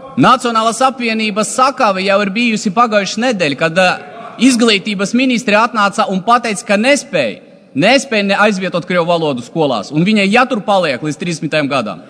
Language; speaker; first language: Latvian; non-native, local second language; Russian